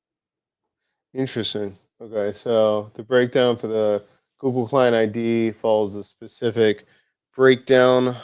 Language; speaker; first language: English; native; English